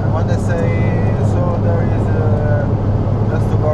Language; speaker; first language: English; non-native, learner; Italian